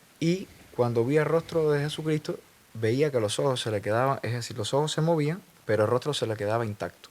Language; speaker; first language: Spanish; native; Spanish